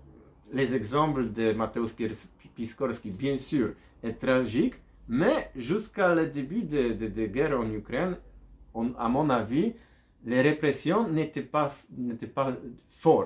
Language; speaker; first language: French; non-native, learner; Polish